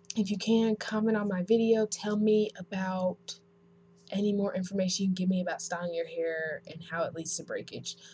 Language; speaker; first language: English; native; English